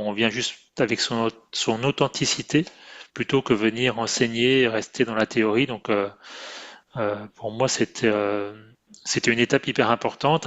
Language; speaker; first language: French; native; French